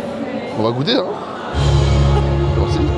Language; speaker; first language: French; native; French